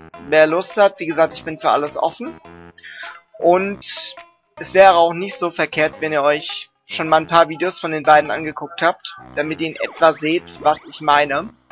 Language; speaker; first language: German; native; German